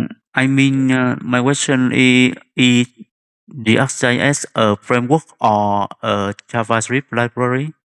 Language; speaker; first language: English; non-native, fluent; Vietnamese